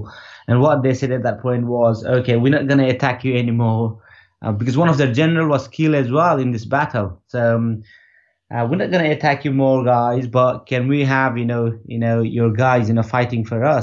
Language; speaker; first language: English; non-native, local second language; Nepali